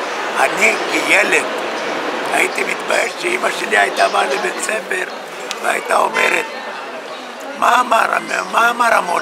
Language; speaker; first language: Hebrew; early bilingual, other home language; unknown